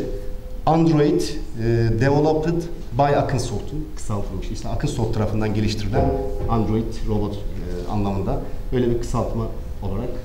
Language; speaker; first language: Turkish; native; Turkish